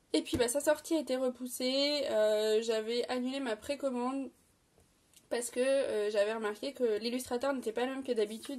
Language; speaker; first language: French; native; French